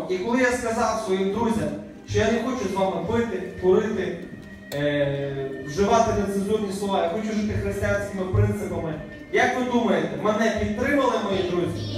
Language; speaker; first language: Ukrainian; native; Ukrainian